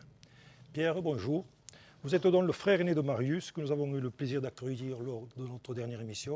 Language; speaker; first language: French; native; French